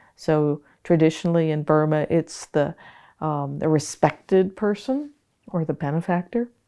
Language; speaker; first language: English; native; English